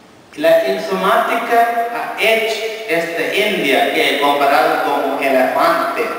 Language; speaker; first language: Spanish; non-native, fluent; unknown